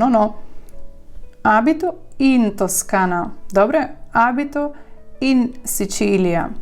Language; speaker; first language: Italian; non-native, fluent; Ukrainian